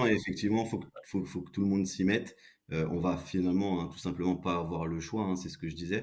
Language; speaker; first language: French; native; French